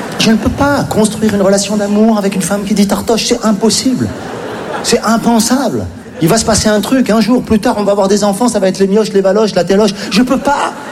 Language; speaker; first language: French; native; French